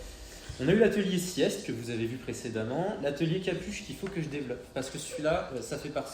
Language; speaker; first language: French; native; French